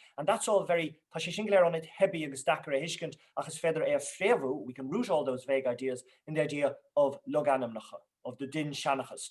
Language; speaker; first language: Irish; non-native, local second language; English